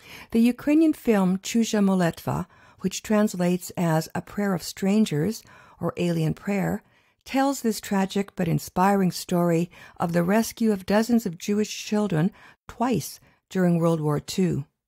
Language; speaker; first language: English; native; English